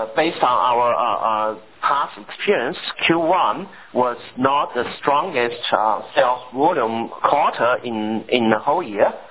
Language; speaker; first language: English; non-native, fluent; Chinese